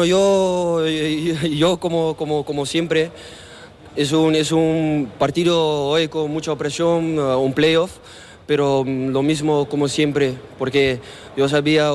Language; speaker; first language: Spanish; non-native, learner; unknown